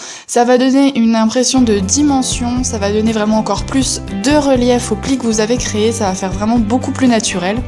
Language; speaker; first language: French; native; French